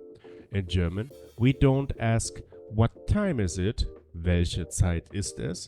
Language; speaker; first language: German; non-native, fluent; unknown